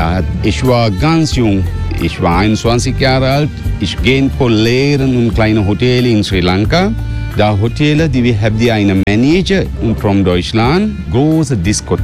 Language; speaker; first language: German; non-native, learner; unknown